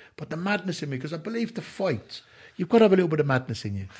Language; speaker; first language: English; native; English